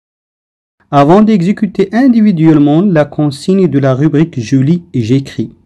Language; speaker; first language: French; non-native, local second language; Arabic